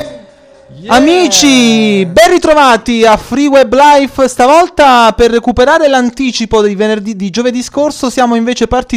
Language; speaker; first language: Italian; native; Italian